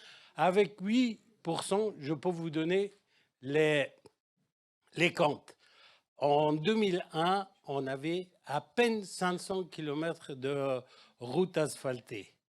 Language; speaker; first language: French; non-native, fluent; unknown